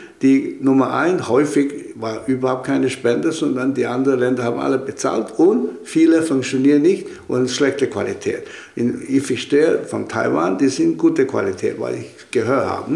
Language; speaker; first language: German; non-native, fluent; Chinese